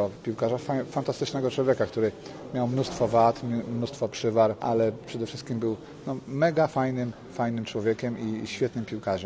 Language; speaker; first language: Polish; native; Polish